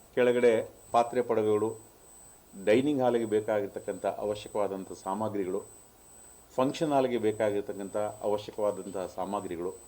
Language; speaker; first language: Kannada; non-native, local second language; Lambadi